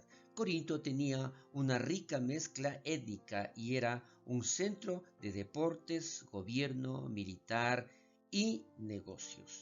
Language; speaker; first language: Spanish; native; Spanish